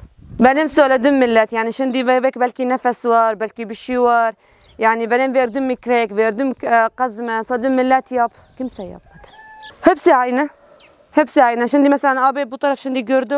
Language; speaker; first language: Turkish; non-native, learner; Arabic